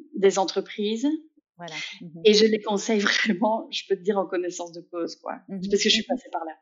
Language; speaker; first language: French; native; French